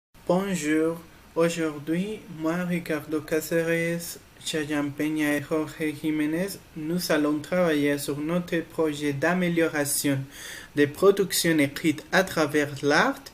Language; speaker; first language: French; non-native, fluent; Spanish